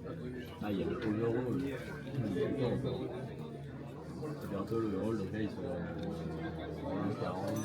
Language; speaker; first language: French; native; French